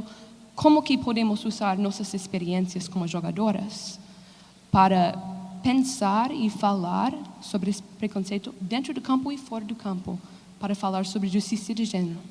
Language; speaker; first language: Portuguese; non-native, fluent; English